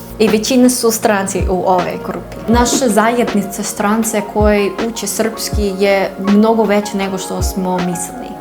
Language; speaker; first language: Serbian; non-native, learner; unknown